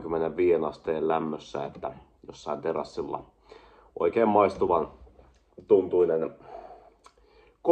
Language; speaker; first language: Finnish; native; Finnish